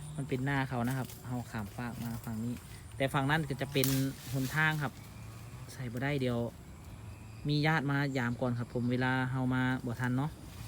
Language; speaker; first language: Thai; native; Thai